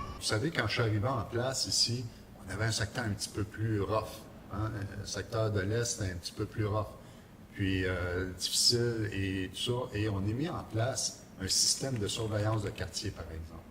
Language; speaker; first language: French; native; French